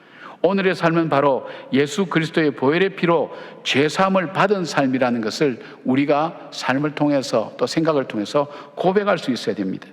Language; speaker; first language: Korean; native; Korean